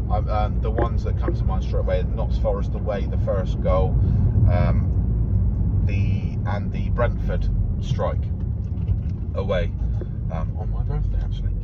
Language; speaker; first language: English; native; English